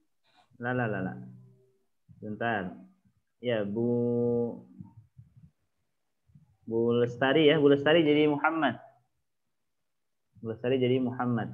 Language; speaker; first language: Indonesian; native; Indonesian